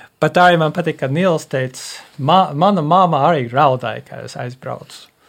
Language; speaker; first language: Latvian; early bilingual, heritage; Latvian